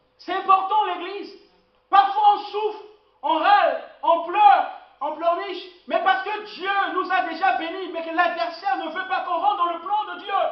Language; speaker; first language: French; non-native, local second language; Lingala